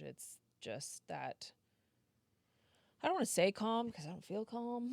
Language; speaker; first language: English; native; English